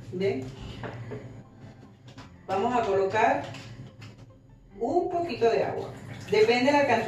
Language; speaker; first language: Spanish; native; Spanish